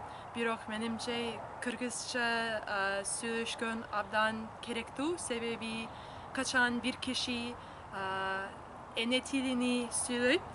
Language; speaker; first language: Kyrgyz; non-native, learner; English